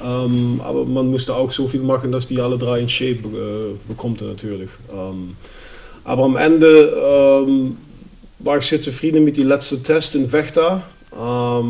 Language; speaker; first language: German; non-native, fluent; Dutch